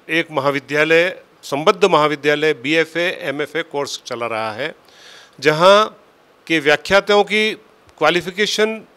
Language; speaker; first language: Hindi; native; Hindi